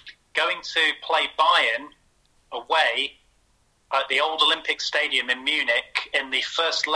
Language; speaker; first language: English; native; English